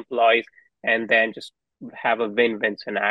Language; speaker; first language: English; non-native, local second language; Hindi